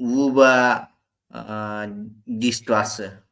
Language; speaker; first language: German; non-native, learner; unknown